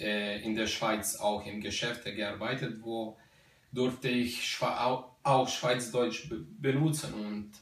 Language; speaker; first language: German; non-native, fluent; Slovenian